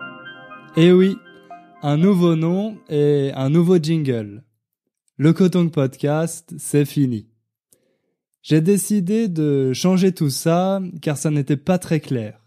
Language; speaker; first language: French; native; French